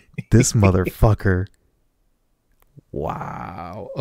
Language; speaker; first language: English; native; English